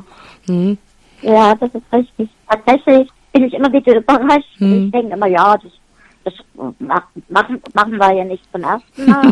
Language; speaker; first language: German; native; German